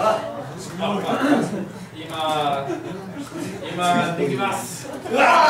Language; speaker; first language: Japanese; non-native, learner; Swedish